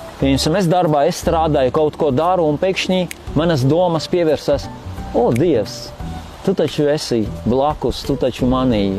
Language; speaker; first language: Latvian; non-native, fluent; Armenian